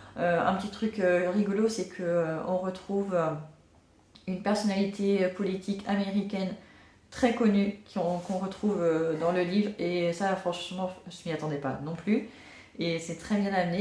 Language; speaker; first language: French; native; French